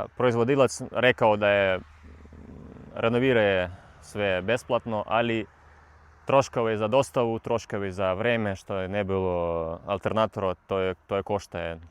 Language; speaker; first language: Bosnian; non-native, learner; Russian